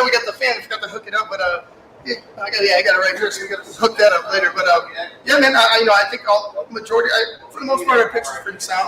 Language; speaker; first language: English; native; English